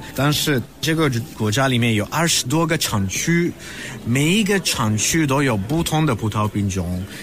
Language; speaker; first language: Chinese; non-native, fluent; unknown